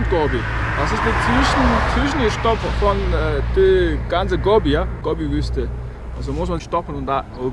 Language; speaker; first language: German; non-native, learner; Mongolian